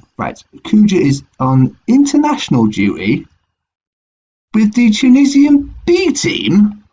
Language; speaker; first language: English; native; English